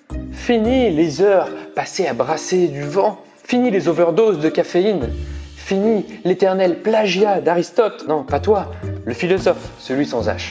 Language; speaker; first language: French; native; French